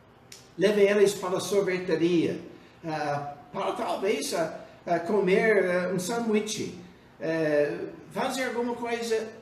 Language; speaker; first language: Portuguese; non-native, fluent; English